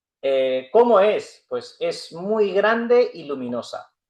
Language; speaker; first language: Spanish; non-native, fluent; Urdu